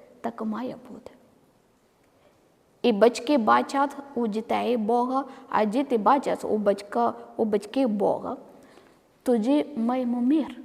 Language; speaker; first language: Ukrainian; non-native, learner; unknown